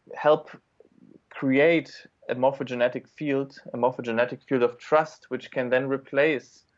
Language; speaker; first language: English; non-native, fluent; German